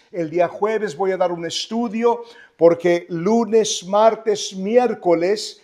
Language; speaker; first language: Spanish; native; Spanish